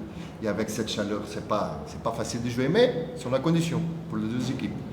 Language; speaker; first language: French; non-native, fluent; Portuguese